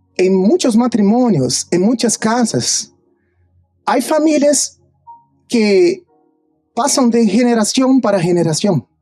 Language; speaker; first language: Spanish; non-native, fluent; Portuguese